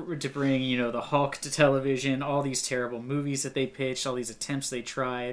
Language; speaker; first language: English; native; English